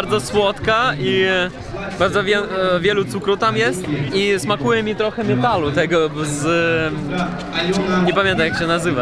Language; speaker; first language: Polish; non-native, learner; Russian